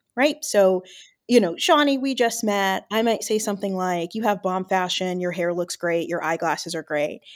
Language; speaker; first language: English; native; English